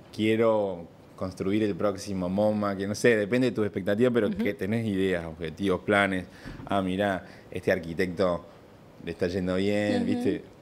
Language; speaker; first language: Spanish; native; Spanish